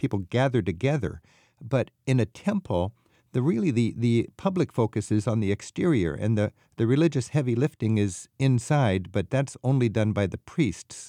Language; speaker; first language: English; native; English